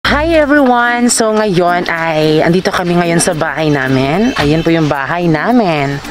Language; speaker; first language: Filipino; non-native, local second language; Cebuano